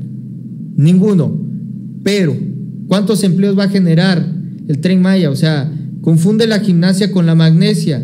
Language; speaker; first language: Spanish; native; Spanish